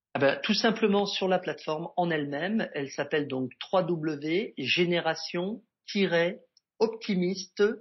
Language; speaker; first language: French; native; French